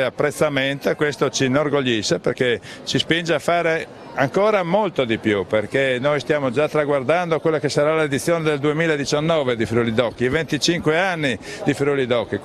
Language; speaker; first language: Italian; native; Italian